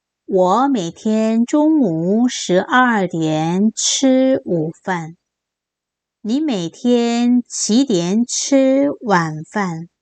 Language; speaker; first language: Chinese; non-native, fluent; Korean